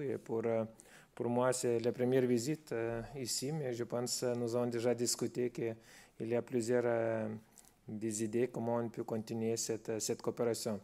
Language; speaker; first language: French; non-native, fluent; Lithuanian